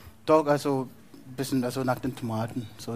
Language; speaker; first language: German; non-native, fluent; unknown